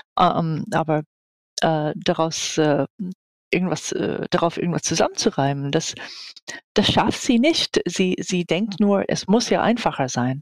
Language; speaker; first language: German; non-native, fluent; English